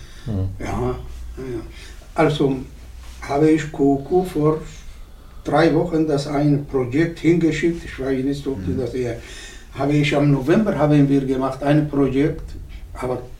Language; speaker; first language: German; non-native, learner; Arabic